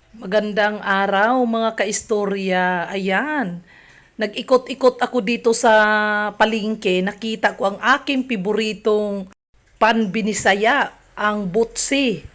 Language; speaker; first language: Filipino; non-native, local second language; Cebuano